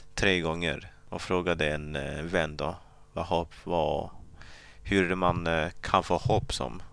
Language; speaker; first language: Swedish; early bilingual, other home language; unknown